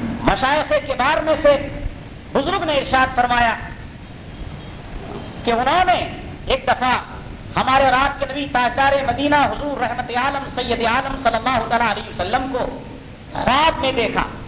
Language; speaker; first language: Urdu; native; Urdu